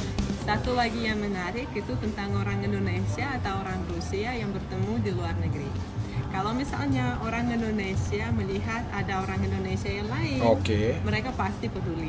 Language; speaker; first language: Indonesian; non-native, fluent; Russian